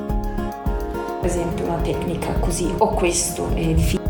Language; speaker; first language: Italian; non-native, fluent; German